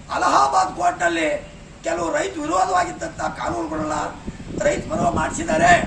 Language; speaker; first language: Kannada; native; Kannada